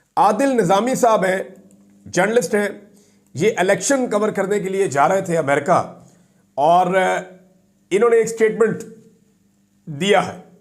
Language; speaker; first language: Urdu; non-native, local second language; Punjabi